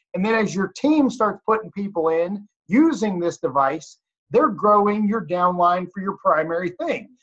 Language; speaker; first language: English; native; English